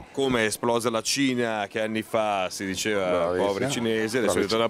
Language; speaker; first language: Italian; native; Italian